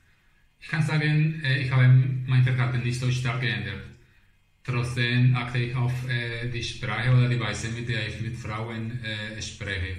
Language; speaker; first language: German; non-native, fluent; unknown